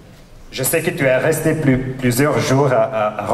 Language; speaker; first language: French; non-native, fluent; Italian